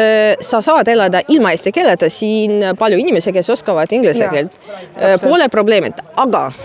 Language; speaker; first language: Estonian; non-native, fluent; Russian